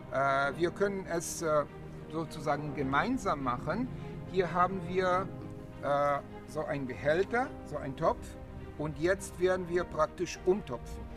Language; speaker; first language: German; non-native, fluent; Hebrew